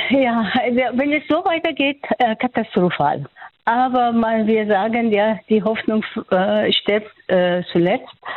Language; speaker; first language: German; non-native, fluent; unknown